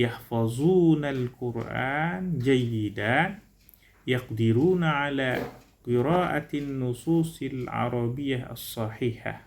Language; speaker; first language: Arabic; non-native, learner; Indonesian